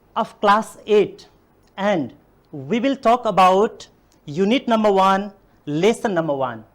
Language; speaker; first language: English; non-native, local second language; Nepali